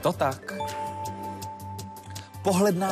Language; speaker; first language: Czech; native; Czech